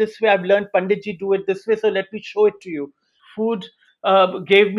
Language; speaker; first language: English; non-native, local second language; Hindi